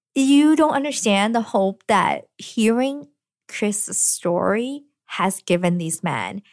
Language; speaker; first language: English; early bilingual, other home language; Cantonese